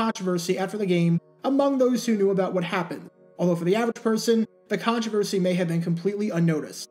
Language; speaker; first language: English; native; English